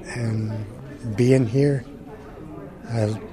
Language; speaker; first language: English; early bilingual, other home language; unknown